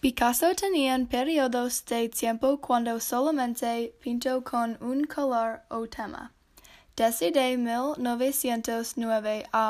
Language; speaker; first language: Spanish; non-native, learner; English